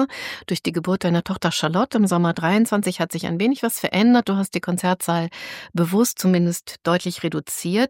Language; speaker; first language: German; native; German